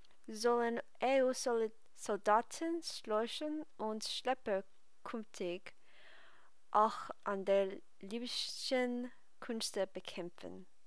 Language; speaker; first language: German; non-native, learner; English